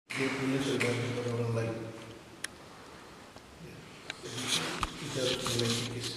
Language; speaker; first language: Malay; non-native, local second language; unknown